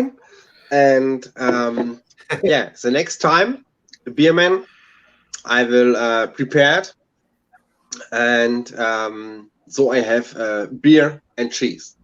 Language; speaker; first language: English; non-native, learner; German